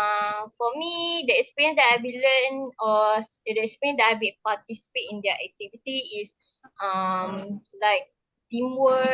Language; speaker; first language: English; non-native, local second language; Malay